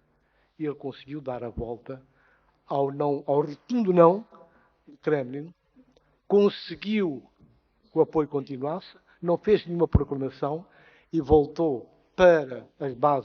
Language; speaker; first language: Portuguese; non-native, local second language; Upper Guinea Crioulo